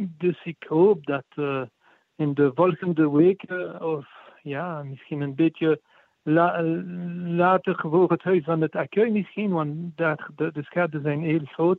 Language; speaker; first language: Dutch; non-native, fluent; French